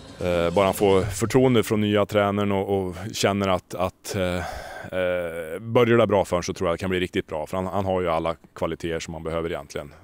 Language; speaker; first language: Swedish; native; Swedish